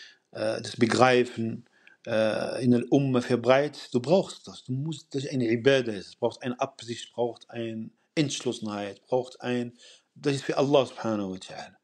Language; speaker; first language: German; non-native, fluent; Arabic